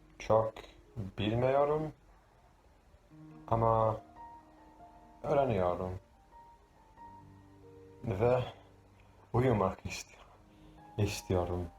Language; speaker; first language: Turkish; non-native, learner; English